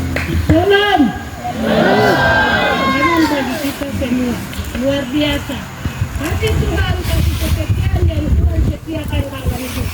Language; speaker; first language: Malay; non-native, local second language; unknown